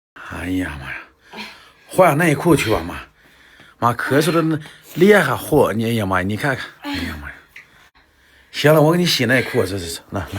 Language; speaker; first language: Chinese; native; Chinese